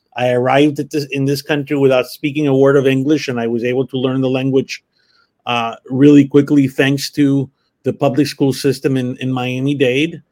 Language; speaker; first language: English; early bilingual, other home language; Spanish